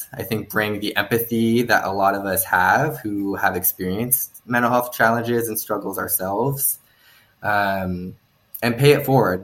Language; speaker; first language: English; native; English